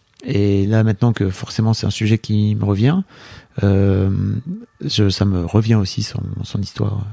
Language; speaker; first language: French; native; French